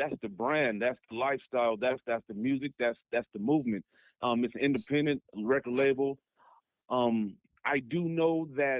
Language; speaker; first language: English; native; English